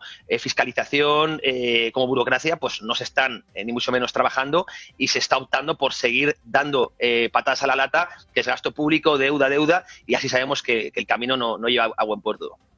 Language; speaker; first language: Spanish; native; Spanish